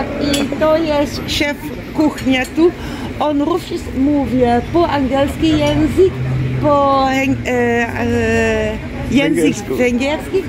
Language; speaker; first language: Polish; non-native, learner; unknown